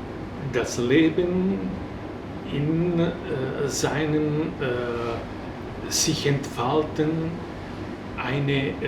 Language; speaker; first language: German; non-native, fluent; Italian